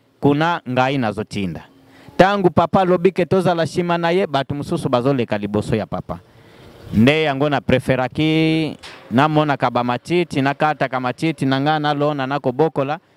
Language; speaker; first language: Lingala; non-native, local second language; Kongo